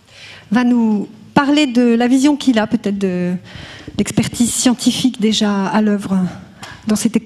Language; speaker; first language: French; native; French